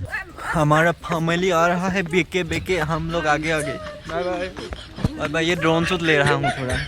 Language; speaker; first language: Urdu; non-native, local second language; Assamese